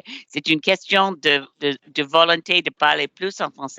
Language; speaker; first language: French; non-native, learner; English